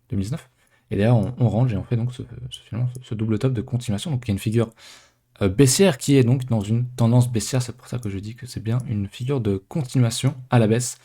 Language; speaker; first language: French; native; French